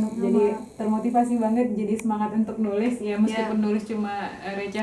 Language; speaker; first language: Indonesian; native; Indonesian